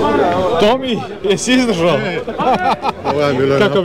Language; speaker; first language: Croatian; native; Croatian